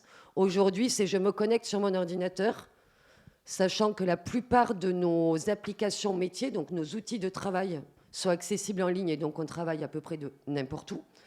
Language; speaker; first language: French; native; French